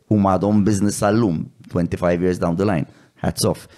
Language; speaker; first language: English; non-native, local second language; Maltese